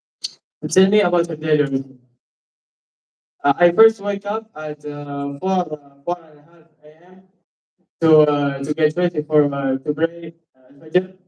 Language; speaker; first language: English; non-native, learner; Arabic